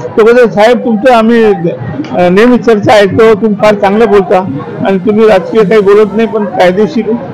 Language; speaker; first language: Marathi; non-native, local second language; Lambadi